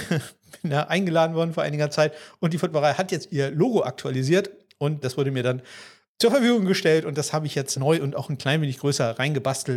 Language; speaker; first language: German; native; German